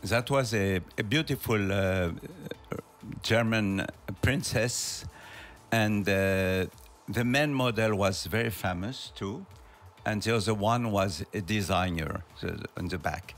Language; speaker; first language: English; non-native, learner; French